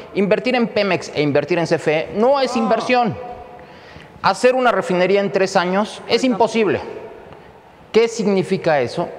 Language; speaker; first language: Spanish; native; Spanish